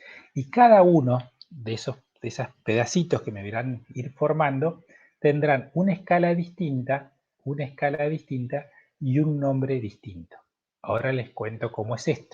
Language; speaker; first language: Spanish; native; Spanish